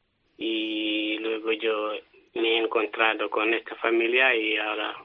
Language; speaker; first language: Spanish; non-native, learner; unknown